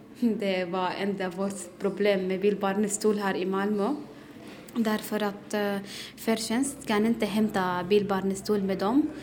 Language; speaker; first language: Swedish; non-native, learner; Arabic